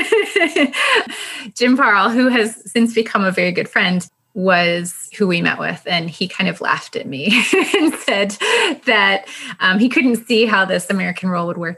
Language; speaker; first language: English; native; English